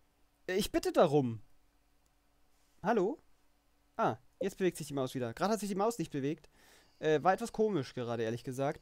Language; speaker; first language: German; native; German